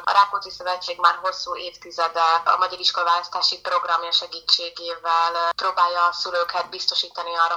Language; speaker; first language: Hungarian; native; Hungarian